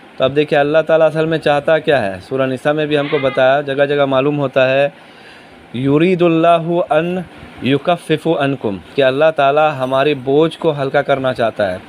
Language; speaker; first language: Urdu; native; Urdu